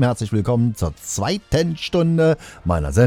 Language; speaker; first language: German; native; German